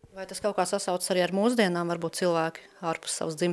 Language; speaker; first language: Latvian; native; Latvian